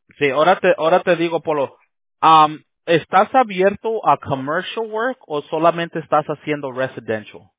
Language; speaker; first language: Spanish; early bilingual, heritage; Spanish